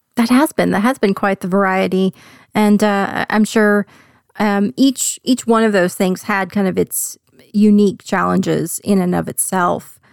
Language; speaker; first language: English; native; English